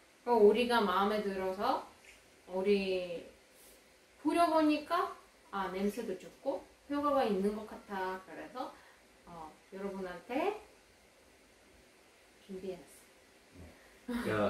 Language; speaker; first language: Korean; non-native, learner; Russian